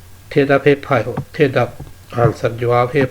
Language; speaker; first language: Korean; non-native, fluent; Urdu